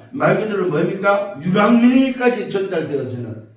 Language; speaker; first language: Korean; native; Korean